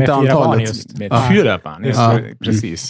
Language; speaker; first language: Swedish; non-native, fluent; German